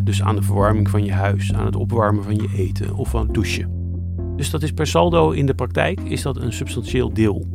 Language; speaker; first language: Dutch; native; Dutch